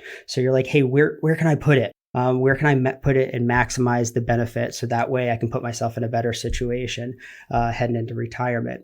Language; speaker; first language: English; native; English